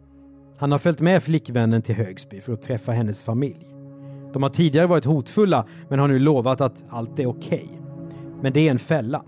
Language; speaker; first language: Swedish; native; Swedish